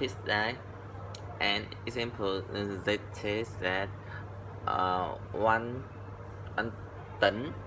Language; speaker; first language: English; non-native, learner; Vietnamese